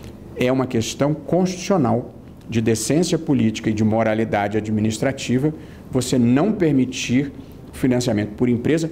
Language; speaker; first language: Portuguese; native; Portuguese